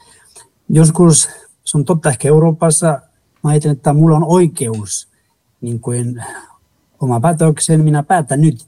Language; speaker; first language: Finnish; non-native, fluent; Spanish